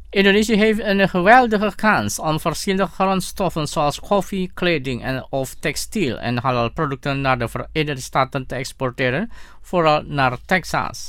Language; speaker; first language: Dutch; non-native, fluent; Indonesian